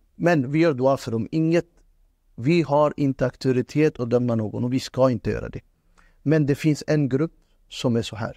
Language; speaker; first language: Swedish; non-native, fluent; Urdu